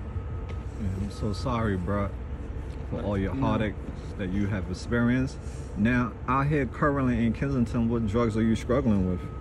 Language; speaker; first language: English; native; English